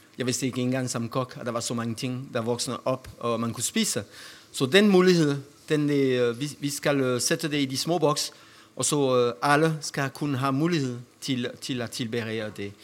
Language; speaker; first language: Danish; non-native, fluent; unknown